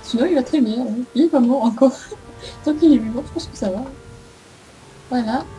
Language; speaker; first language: French; native; French